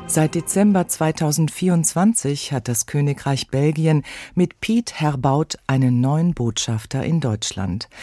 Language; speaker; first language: German; native; German